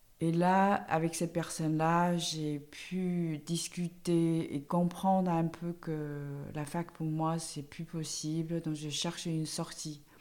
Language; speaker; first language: French; non-native, fluent; Chinese